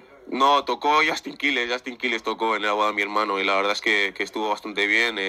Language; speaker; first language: Spanish; early bilingual, other home language; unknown